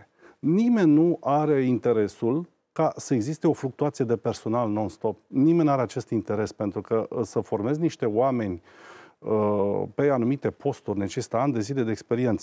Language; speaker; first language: Romanian; native; Romanian